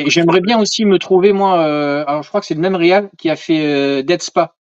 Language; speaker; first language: French; native; French